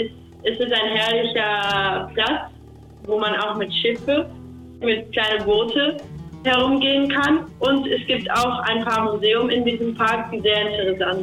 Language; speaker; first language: German; early bilingual, heritage; German